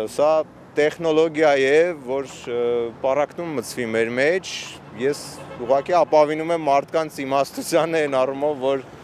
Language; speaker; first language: Armenian; native; Armenian